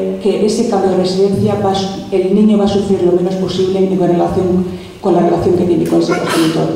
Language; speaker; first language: Spanish; native; Spanish